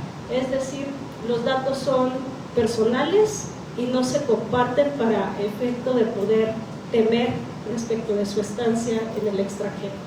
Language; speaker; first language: Spanish; native; Spanish